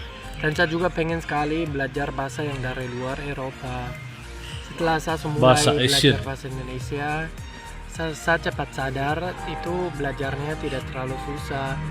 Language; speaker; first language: Indonesian; non-native, fluent; German